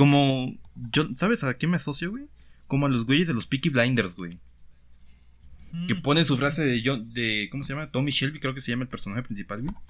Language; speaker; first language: Spanish; native; Spanish